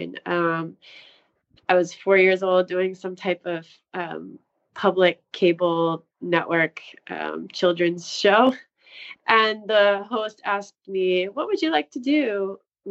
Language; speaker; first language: English; native; English